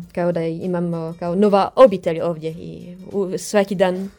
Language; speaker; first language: Serbian; non-native, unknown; French